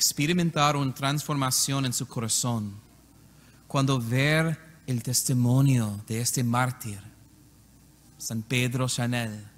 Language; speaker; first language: Spanish; non-native, learner; English